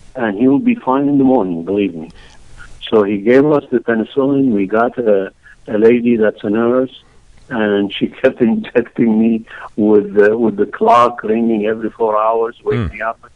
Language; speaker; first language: English; non-native, fluent; Arabic